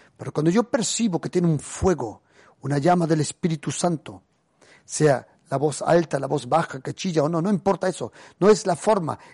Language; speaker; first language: Spanish; early bilingual, other home language; German